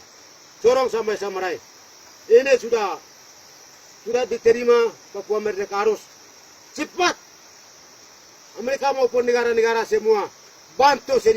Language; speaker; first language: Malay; non-native, local second language; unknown